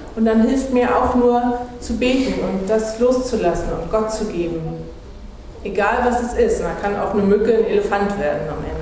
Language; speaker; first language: German; native; German